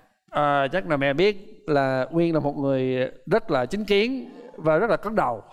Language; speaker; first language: Vietnamese; non-native, fluent; English